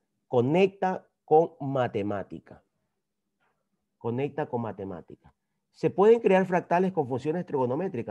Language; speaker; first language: Spanish; native; Spanish